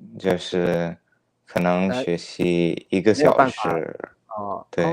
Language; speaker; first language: Chinese; non-native, fluent; Italian